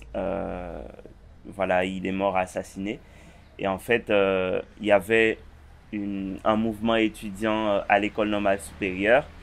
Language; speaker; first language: French; native; French